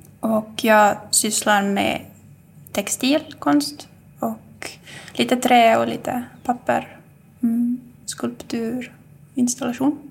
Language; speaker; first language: Swedish; native; Swedish